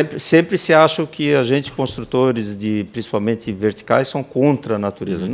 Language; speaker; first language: Portuguese; native; Portuguese